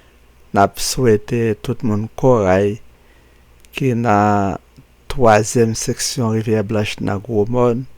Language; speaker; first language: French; non-native, local second language; Haitian Creole